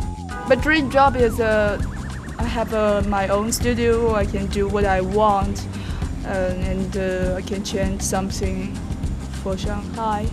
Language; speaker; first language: English; non-native, learner; Chinese